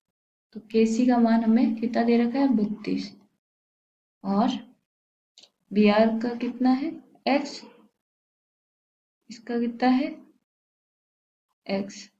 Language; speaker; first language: Hindi; native; Hindi